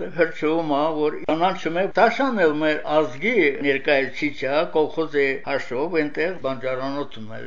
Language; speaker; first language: Armenian; native; Armenian